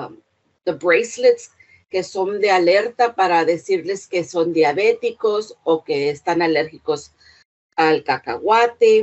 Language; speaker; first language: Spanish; early bilingual, heritage; Spanish